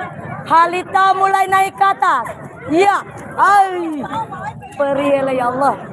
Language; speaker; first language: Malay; non-native, local second language; Minangkabau